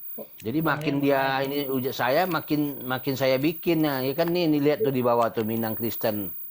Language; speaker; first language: Indonesian; non-native, local second language; Minangkabau